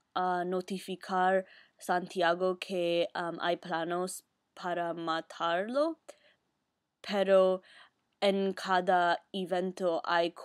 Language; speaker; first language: Spanish; non-native, learner; English